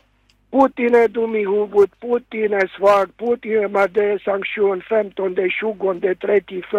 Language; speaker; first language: Swedish; non-native, fluent; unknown